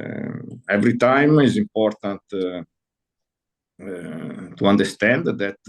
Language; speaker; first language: English; non-native, learner; Italian